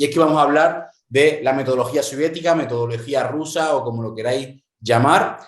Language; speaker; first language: Spanish; native; Spanish